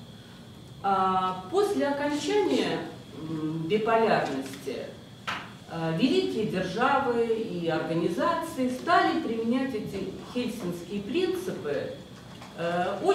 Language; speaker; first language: Russian; native; Russian